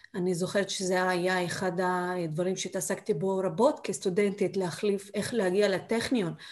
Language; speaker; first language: Hebrew; non-native, local second language; Arabic